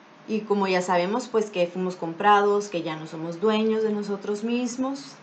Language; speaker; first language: Spanish; native; Spanish